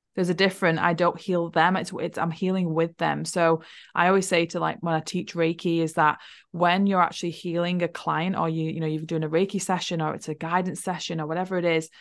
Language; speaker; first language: English; native; English